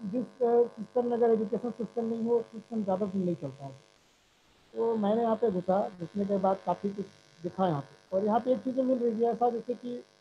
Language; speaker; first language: Hindi; native; Hindi